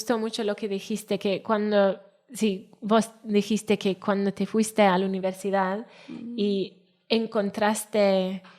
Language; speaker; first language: Spanish; non-native, learner; Welsh